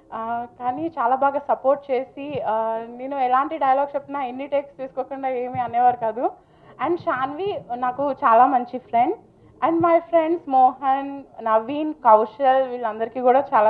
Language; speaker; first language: Telugu; non-native, fluent; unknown